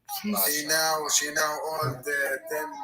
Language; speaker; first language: English; non-native, learner; Arabic